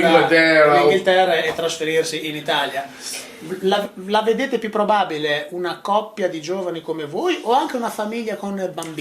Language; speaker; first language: Italian; native; Italian